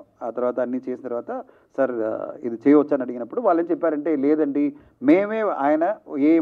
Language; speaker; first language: Telugu; non-native, fluent; Tamil